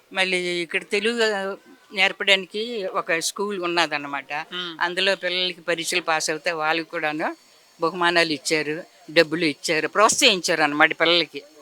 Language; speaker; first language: Telugu; early bilingual, heritage; Telugu